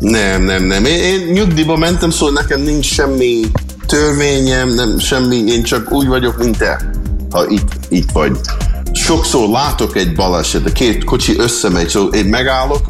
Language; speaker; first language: Hungarian; early bilingual, heritage; Hungarian